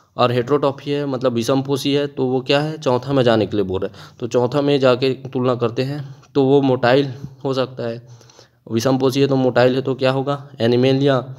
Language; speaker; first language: Hindi; native; Hindi